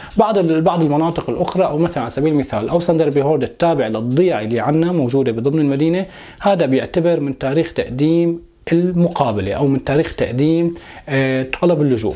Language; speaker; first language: Arabic; native; Arabic